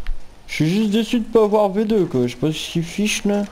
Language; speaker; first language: French; native; French